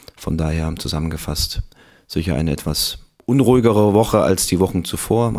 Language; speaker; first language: German; native; German